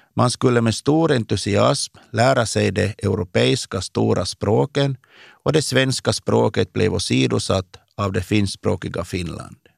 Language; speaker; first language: Swedish; native; Swedish